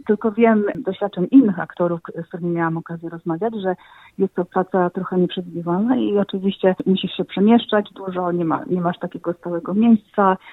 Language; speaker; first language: Polish; native; Polish